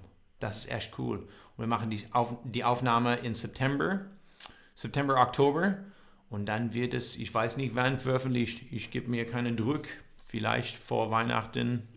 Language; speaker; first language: German; non-native, learner; English